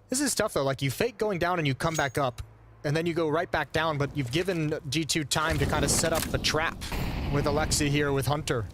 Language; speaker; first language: English; native; English